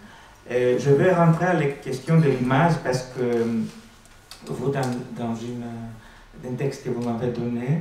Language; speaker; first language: French; non-native, fluent; Greek